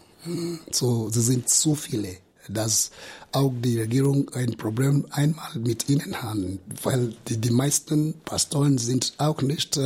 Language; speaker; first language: German; non-native, fluent; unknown